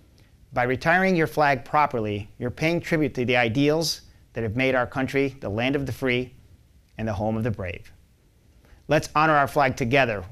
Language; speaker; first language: English; native; English